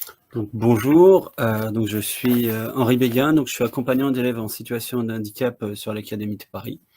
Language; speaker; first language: French; native; French